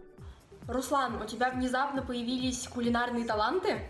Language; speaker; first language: Russian; native; Russian